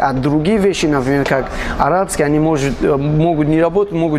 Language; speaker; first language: Russian; non-native, fluent; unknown